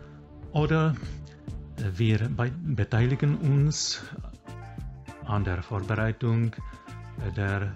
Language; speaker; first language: German; non-native, fluent; Czech